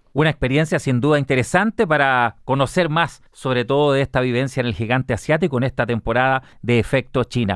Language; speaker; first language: Spanish; native; Spanish